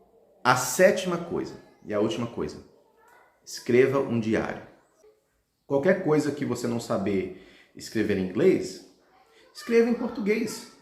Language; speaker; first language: Portuguese; early bilingual, heritage; Portuguese